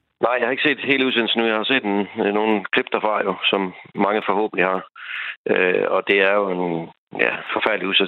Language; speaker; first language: Danish; native; Danish